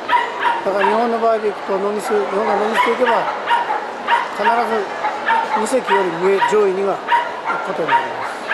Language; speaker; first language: Japanese; native; Japanese